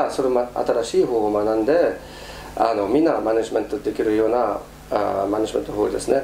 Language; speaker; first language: Japanese; non-native, fluent; German